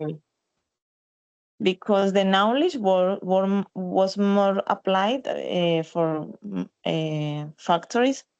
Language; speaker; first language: English; non-native, learner; Spanish